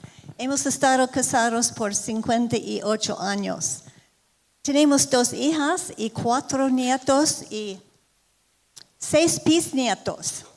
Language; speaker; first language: Spanish; non-native, learner; English